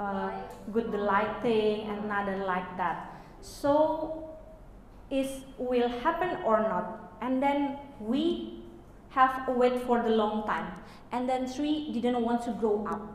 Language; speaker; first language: English; non-native, learner; Indonesian